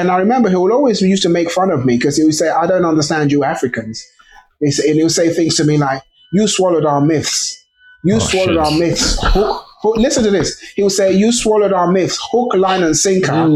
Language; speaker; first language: English; native; English